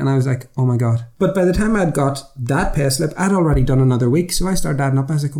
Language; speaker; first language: English; native; English